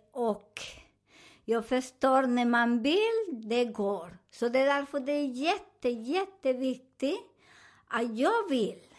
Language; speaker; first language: Swedish; non-native, learner; Spanish